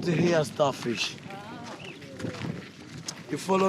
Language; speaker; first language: English; non-native, learner; Swahili